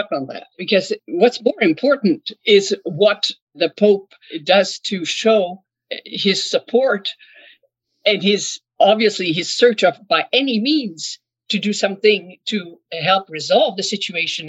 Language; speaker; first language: English; non-native, fluent; French